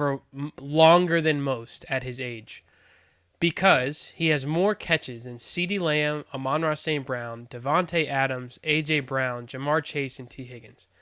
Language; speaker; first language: English; native; English